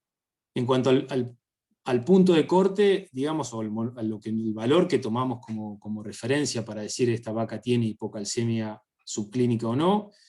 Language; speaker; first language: Spanish; native; Spanish